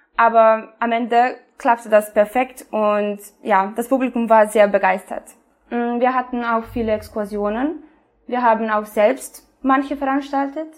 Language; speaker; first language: German; non-native, fluent; Serbian